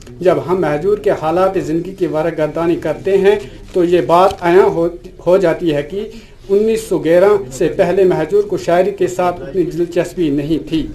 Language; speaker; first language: Urdu; non-native, local second language; Kashmiri